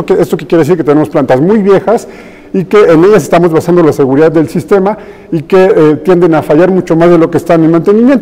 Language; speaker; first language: Spanish; native; Spanish